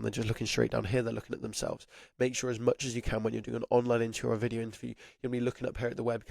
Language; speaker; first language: English; native; English